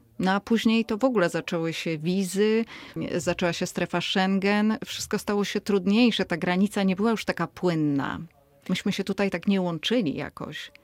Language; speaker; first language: Polish; native; Polish